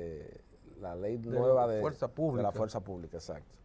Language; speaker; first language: Spanish; native; Spanish